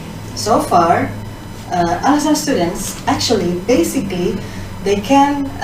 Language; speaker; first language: English; non-native, fluent; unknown